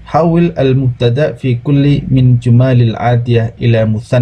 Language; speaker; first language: Arabic; non-native, fluent; Indonesian